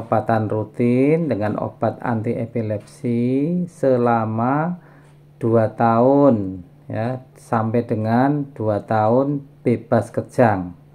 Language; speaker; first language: Indonesian; native; Indonesian